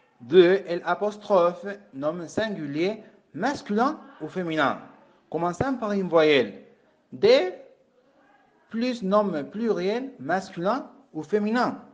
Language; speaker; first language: French; non-native, fluent; Spanish